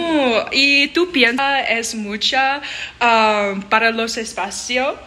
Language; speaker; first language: Spanish; non-native, learner; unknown